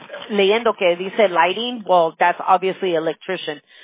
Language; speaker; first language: English; early bilingual, other home language; Spanish